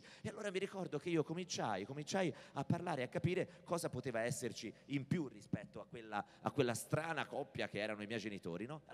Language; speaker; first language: Italian; native; Italian